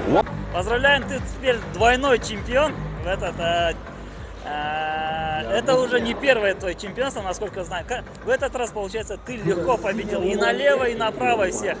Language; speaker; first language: Russian; native; Russian